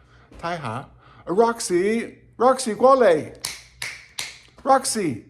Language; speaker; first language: Cantonese; non-native, learner; English